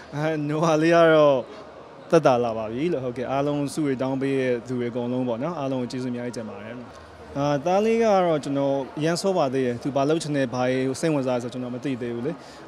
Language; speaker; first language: Burmese; native; Burmese